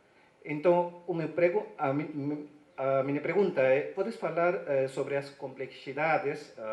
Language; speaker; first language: Galician; non-native, learner; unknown